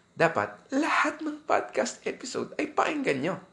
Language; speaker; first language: English; non-native, local second language; Filipino